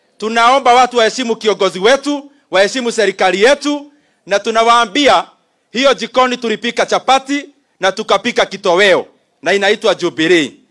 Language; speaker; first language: Swahili; non-native, local second language; Kikuyu